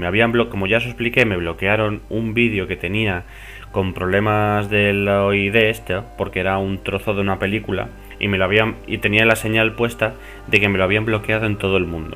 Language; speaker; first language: Spanish; native; Spanish